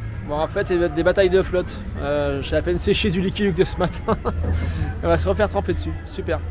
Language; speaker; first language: French; native; French